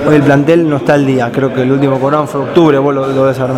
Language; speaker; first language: Spanish; native; Spanish